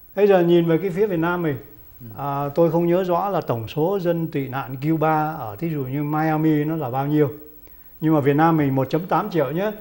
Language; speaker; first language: Vietnamese; native; Vietnamese